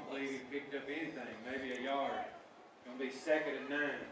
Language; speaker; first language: English; native; English